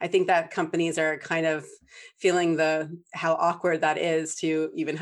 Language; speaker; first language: English; native; English